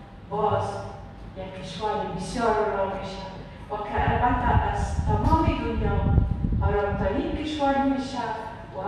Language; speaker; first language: Persian; non-native, learner; Arabic